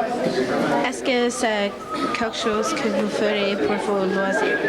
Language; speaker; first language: French; non-native, local second language; English